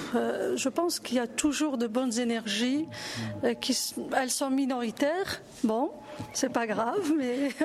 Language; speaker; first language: French; non-native, local second language; Arabic